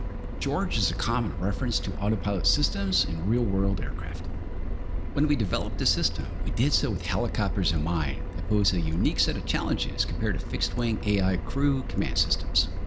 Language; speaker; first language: English; native; English